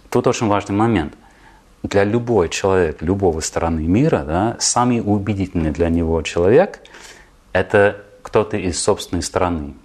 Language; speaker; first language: Russian; non-native, fluent; English